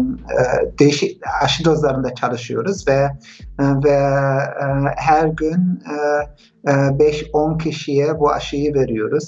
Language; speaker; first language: Turkish; early bilingual, heritage; Turkish